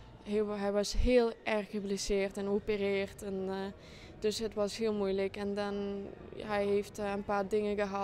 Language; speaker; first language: Dutch; non-native, fluent; French